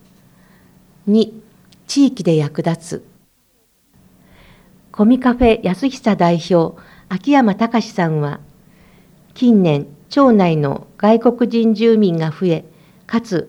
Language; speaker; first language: Japanese; native; Japanese